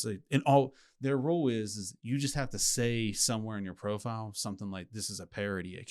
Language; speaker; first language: English; native; English